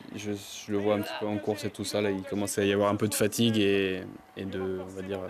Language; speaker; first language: French; native; French